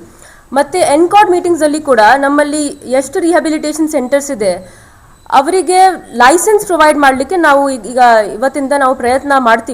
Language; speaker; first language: Kannada; non-native, fluent; Hindi